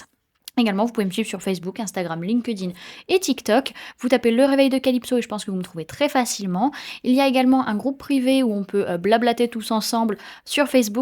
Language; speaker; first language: French; native; French